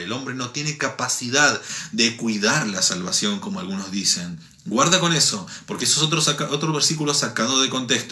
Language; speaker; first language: Spanish; native; Spanish